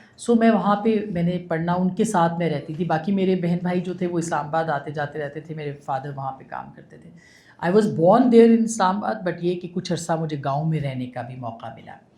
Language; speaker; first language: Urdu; native; Urdu